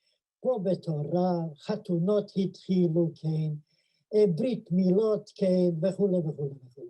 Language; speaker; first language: Hebrew; non-native, fluent; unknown